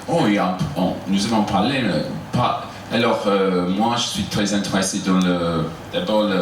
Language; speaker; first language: French; non-native, fluent; English